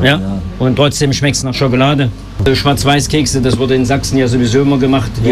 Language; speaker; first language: German; native; German